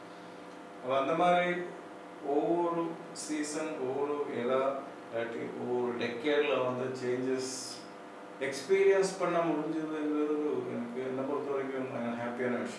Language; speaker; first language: Tamil; non-native, local second language; Malayalam